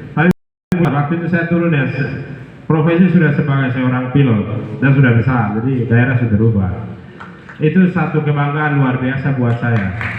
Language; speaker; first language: Indonesian; non-native, local second language; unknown